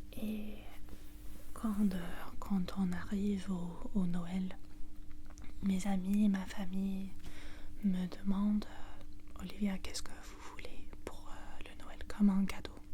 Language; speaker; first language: French; non-native, learner; English